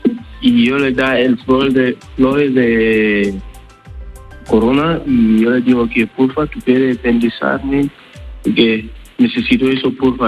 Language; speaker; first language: Spanish; non-native, learner; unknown